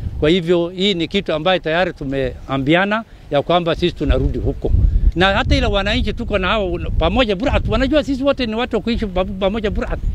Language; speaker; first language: Swahili; non-native, local second language; Somali